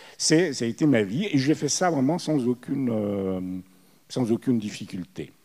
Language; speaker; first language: French; early bilingual, other home language; Italian